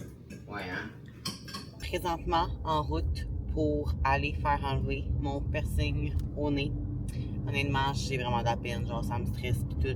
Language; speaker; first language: French; native; French